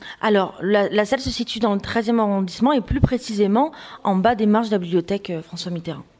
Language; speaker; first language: French; native; French